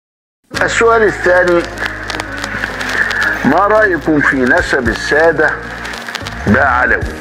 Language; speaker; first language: Arabic; native; Arabic